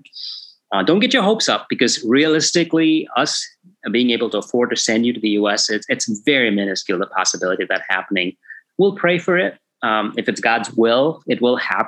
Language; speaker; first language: English; non-native, local second language; Tamil